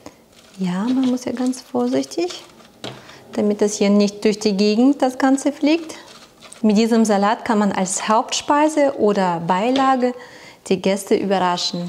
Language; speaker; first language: German; non-native, fluent; Russian